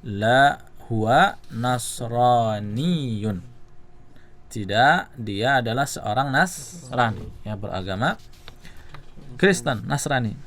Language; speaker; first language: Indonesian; native; Indonesian